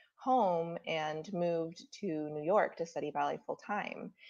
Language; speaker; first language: English; native; English